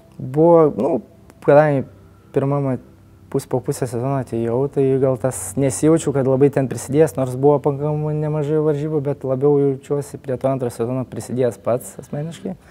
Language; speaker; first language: Lithuanian; native; Lithuanian